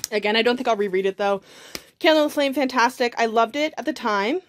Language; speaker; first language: English; native; English